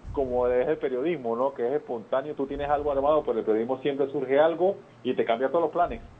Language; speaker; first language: Spanish; native; Spanish